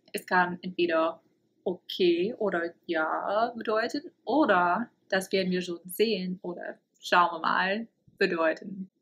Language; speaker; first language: German; non-native, fluent; English